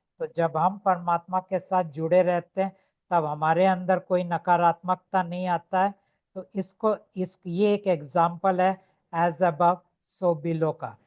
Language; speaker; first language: Hindi; non-native, local second language; Bangla